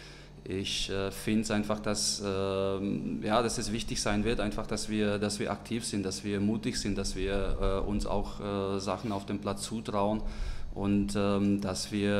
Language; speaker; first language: German; non-native, fluent; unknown